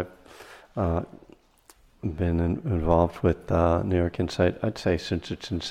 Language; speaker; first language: English; native; English